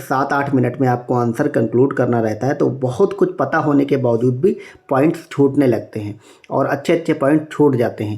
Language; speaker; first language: Hindi; native; Hindi